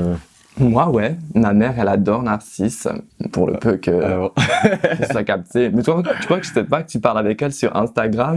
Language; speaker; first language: French; native; French